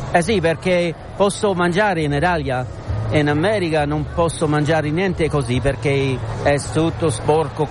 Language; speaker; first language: Italian; non-native, learner; English